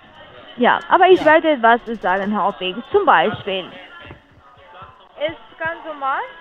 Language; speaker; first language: German; non-native, learner; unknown